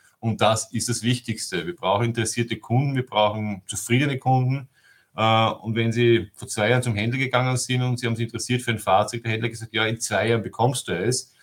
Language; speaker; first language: German; native; German